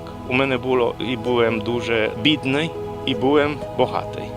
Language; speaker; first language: Ukrainian; early bilingual, heritage; Rusyn